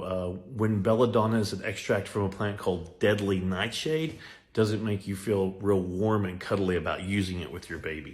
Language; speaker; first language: English; native; English